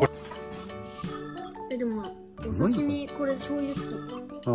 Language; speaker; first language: Japanese; native; Japanese